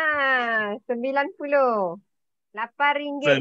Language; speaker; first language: Malay; native; Malay